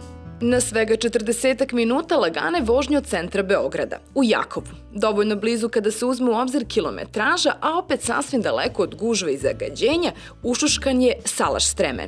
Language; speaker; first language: Serbian; native; Serbian